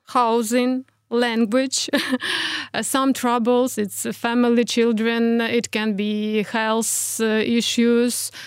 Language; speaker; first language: English; non-native, fluent; Ukrainian